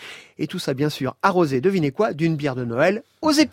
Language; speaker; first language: French; native; French